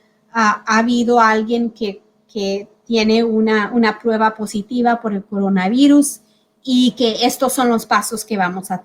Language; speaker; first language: Spanish; early bilingual, heritage; Spanish